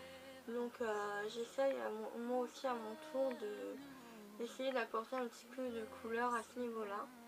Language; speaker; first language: French; native; French